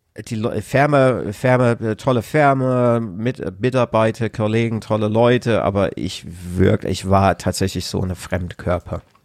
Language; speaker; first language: German; non-native, fluent; English